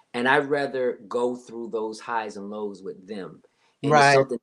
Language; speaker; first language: English; native; English